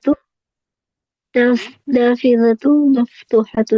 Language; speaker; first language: Arabic; non-native, learner; Urdu